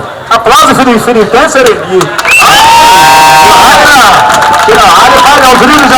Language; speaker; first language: German; non-native, learner; Portuguese